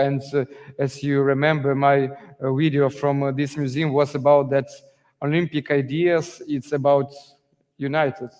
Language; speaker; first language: English; non-native, learner; Ukrainian